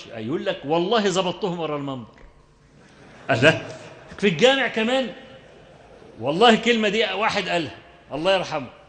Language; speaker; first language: Arabic; native; Arabic